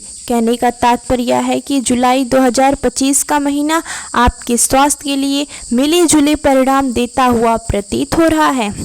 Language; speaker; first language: Hindi; native; Hindi